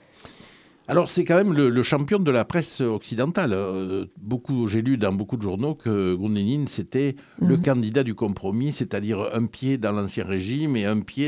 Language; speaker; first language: French; native; French